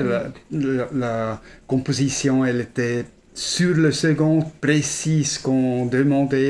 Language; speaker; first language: French; non-native, fluent; German